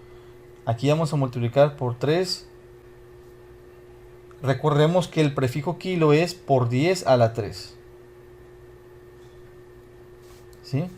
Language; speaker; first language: Spanish; native; Spanish